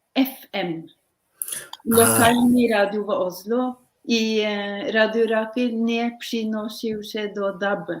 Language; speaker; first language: Polish; non-native, learner; Norwegian